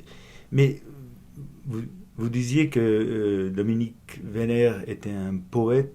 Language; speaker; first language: French; non-native, fluent; Portuguese